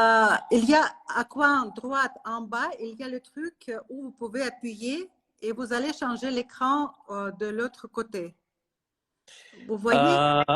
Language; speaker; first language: French; non-native, learner; Russian